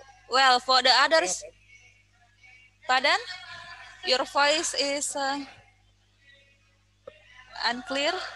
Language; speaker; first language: English; non-native, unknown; Indonesian